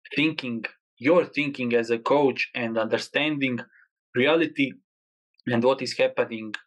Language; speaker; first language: English; non-native, learner; Croatian